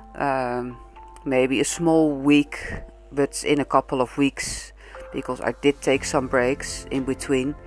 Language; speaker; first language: English; non-native, fluent; Dutch